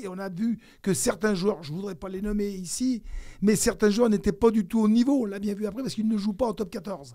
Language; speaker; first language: French; native; French